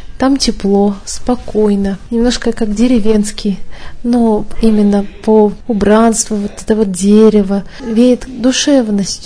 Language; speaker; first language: Russian; native; Russian